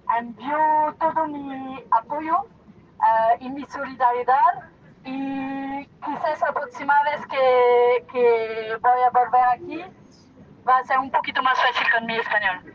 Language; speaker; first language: Spanish; non-native, learner; French